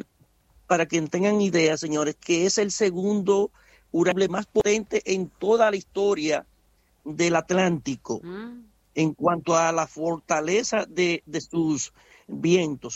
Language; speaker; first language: Spanish; native; Spanish